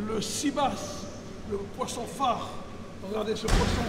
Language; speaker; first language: French; native; French